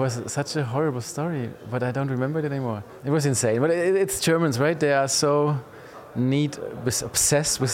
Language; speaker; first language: English; non-native, fluent; German